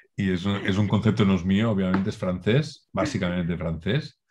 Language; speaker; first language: Spanish; non-native, local second language; Catalan